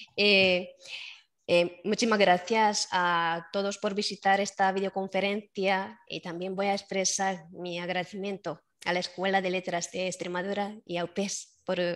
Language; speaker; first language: Spanish; non-native, fluent; Japanese